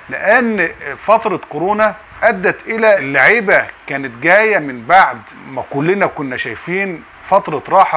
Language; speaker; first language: Arabic; native; Arabic